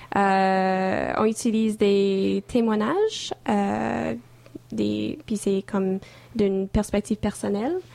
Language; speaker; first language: French; non-native, fluent; English